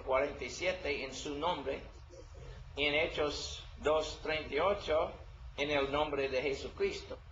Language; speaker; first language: Spanish; non-native, learner; English